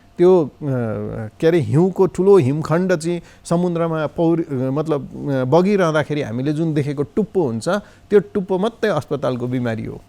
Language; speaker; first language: Nepali; native; Nepali